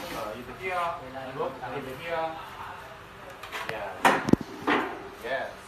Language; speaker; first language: English; non-native, learner; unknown